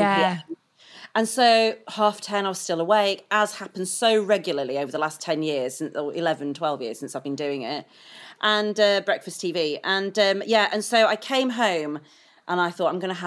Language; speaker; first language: English; native; English